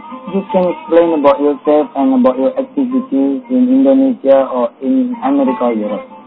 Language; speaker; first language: English; non-native, learner; Indonesian